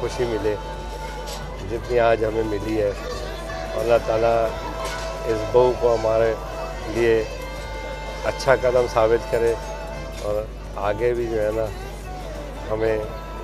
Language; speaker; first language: Urdu; native; Urdu